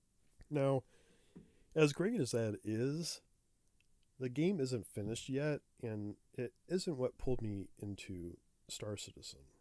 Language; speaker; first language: English; native; English